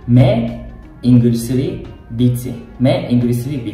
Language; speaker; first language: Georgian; non-native, learner; Japanese